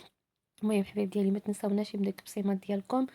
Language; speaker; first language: Arabic; native; Arabic